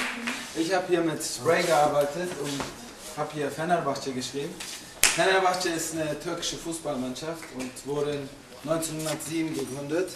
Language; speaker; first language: German; early bilingual, other home language; Turkish